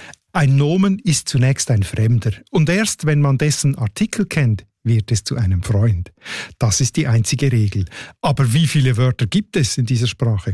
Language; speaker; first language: German; native; German